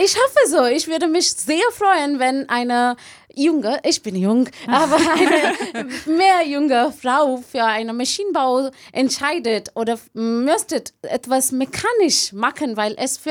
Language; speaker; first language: German; non-native, learner; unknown